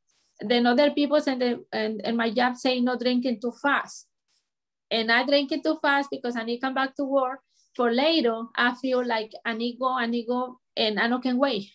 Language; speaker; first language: English; non-native, learner; Spanish